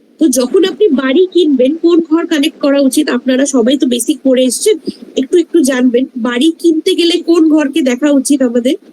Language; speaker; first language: Bangla; non-native, local second language; Hindi